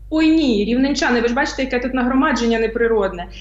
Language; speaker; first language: Ukrainian; native; Ukrainian